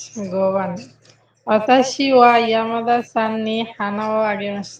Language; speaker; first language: Japanese; non-native, learner; Bangla